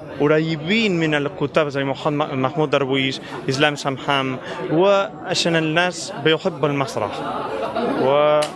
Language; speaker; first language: Arabic; non-native, fluent; Spanish